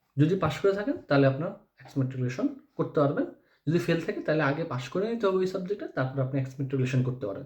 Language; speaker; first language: Bangla; native; Bangla